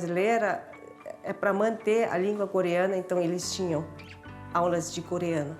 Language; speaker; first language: Portuguese; early bilingual, other home language; Korean